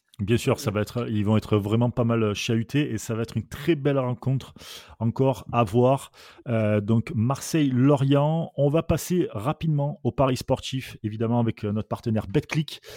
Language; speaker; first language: French; native; French